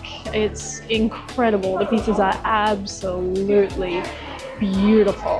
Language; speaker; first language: English; native; English